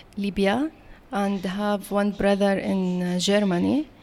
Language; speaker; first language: English; non-native, learner; Arabic